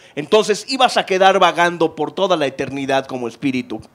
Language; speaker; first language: Spanish; native; Spanish